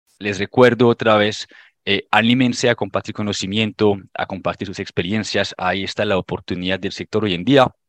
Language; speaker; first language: Spanish; non-native, fluent; French